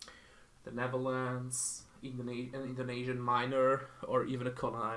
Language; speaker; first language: English; non-native, fluent; German